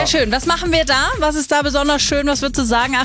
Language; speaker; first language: German; native; German